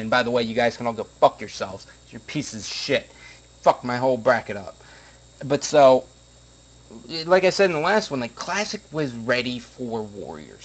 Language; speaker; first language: English; native; English